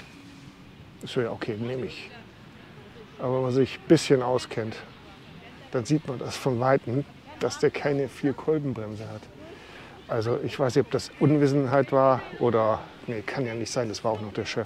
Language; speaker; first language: German; native; German